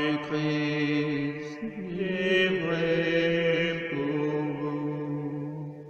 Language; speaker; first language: French; native; French